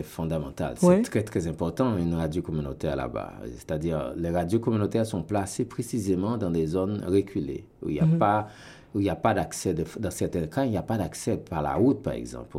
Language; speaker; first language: French; non-native, local second language; Haitian Creole